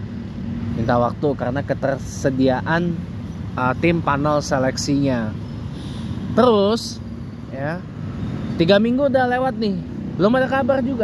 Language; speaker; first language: Indonesian; native; Indonesian